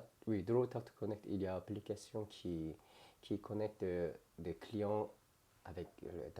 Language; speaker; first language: French; non-native, learner; Korean